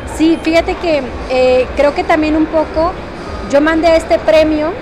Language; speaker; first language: Spanish; native; Spanish